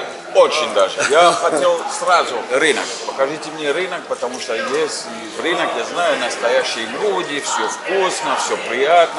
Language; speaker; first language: Russian; non-native, fluent; English